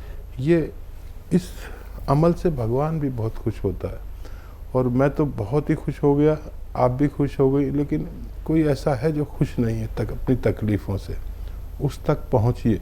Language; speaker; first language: Hindi; native; Hindi